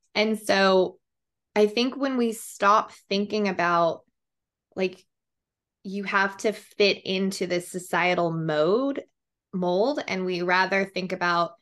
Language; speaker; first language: English; native; English